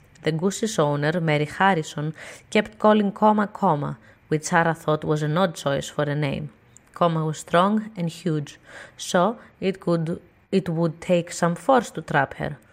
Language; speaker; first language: English; non-native, fluent; Greek